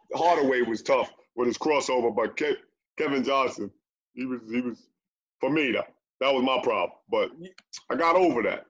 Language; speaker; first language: English; native; English